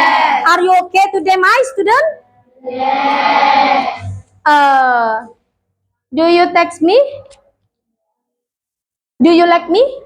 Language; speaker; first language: English; non-native, learner; Indonesian